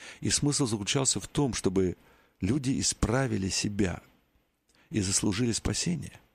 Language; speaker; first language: Russian; native; Russian